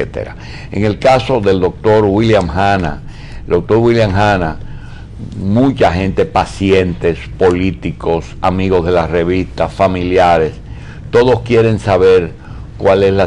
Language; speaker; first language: Spanish; native; Spanish